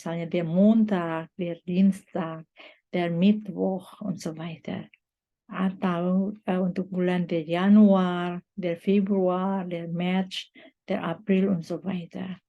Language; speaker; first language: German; non-native, fluent; Indonesian